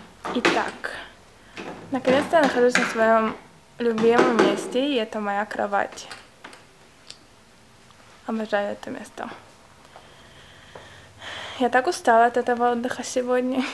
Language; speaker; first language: Russian; early bilingual, heritage; Russian